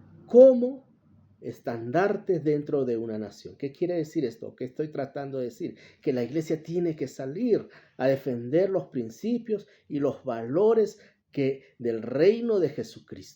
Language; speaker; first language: Spanish; native; Spanish